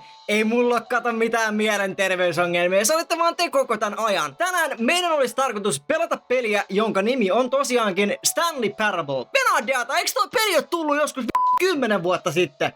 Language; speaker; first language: Finnish; native; Finnish